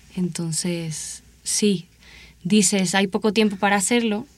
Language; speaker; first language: Spanish; native; Spanish